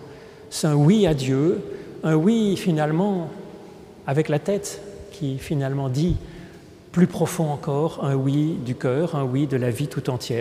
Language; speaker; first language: French; native; French